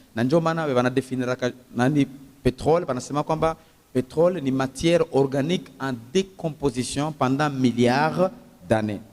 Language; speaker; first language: French; non-native, local second language; Swahili